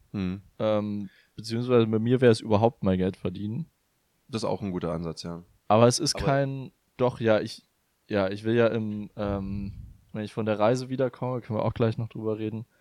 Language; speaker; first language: German; native; German